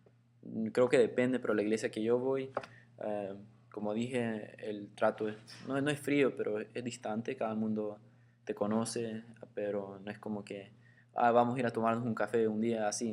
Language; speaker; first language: Spanish; early bilingual, heritage; Spanish